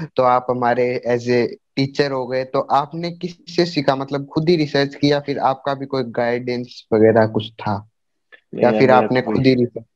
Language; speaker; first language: Hindi; native; Hindi